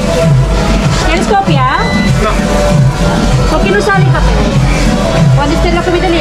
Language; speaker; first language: Spanish; non-native, learner; Filipino